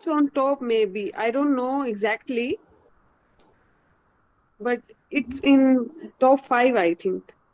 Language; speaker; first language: English; non-native, learner; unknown